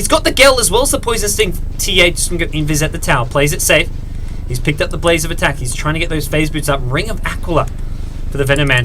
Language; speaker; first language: English; native; English